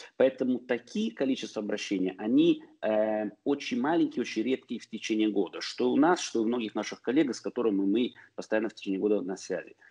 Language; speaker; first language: Russian; early bilingual, heritage; Russian